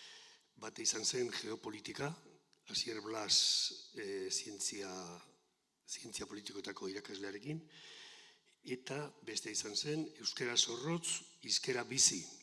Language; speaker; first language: Basque; native; Basque